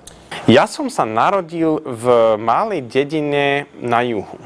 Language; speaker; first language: Slovak; non-native, fluent; Swedish